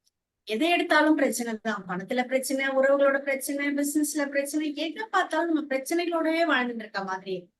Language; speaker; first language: Tamil; native; Tamil